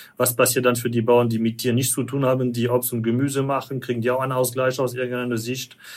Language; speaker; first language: German; non-native, fluent; French